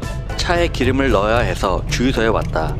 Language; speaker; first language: Korean; native; Korean